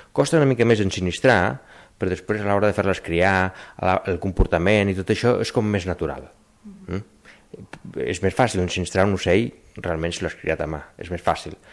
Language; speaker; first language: Catalan; native; Catalan